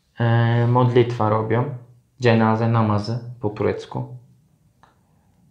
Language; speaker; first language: Polish; non-native, learner; Turkish